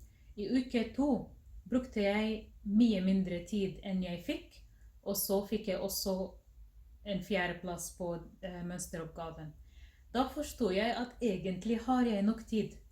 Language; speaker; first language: Norwegian; non-native, fluent; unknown